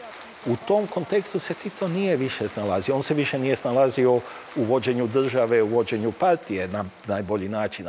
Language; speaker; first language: Croatian; native; Croatian